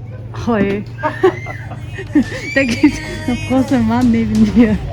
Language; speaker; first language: German; non-native, learner; Korean